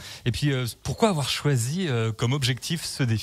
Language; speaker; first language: French; native; French